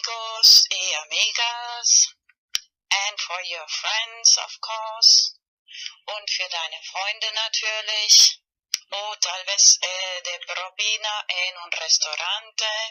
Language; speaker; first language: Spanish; non-native, fluent; German